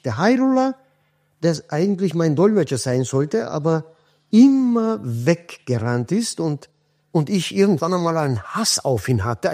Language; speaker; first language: German; non-native, fluent; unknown